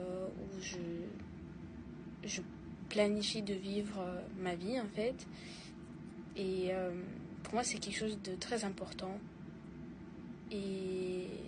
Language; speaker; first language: French; non-native, fluent; Russian